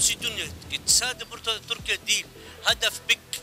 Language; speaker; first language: Turkish; non-native, learner; Arabic